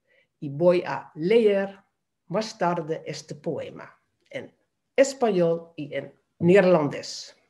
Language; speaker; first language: Spanish; non-native, fluent; Dutch